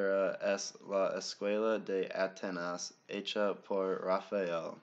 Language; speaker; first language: Spanish; non-native, learner; English